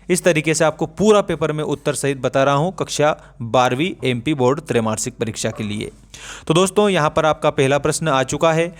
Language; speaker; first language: Hindi; native; Hindi